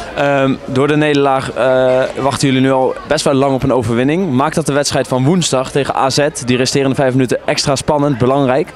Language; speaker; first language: Dutch; native; Dutch